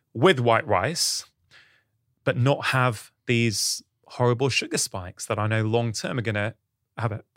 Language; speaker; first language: English; early bilingual, other home language; Hindi